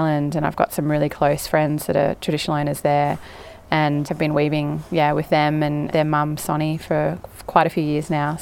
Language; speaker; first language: English; native; English